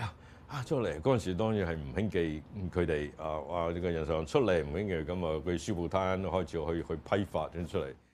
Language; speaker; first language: Chinese; native; Chinese